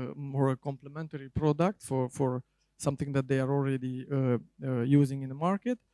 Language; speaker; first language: English; non-native, fluent; Romanian